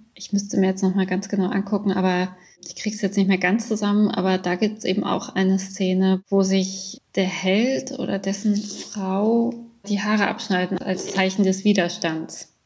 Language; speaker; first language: German; early bilingual, other home language; Persian